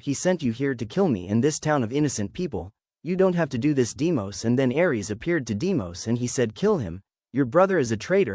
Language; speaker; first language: English; native; English